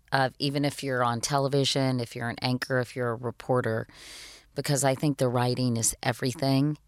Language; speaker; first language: English; native; English